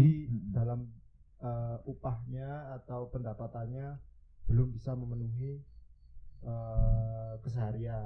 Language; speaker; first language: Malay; non-native, local second language; Javanese